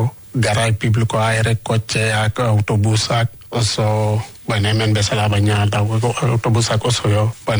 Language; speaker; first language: Basque; non-native, learner; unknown